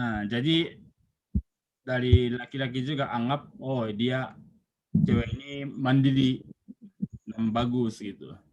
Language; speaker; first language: Indonesian; non-native, fluent; Japanese